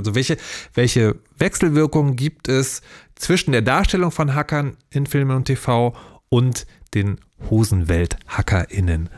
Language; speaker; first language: German; native; German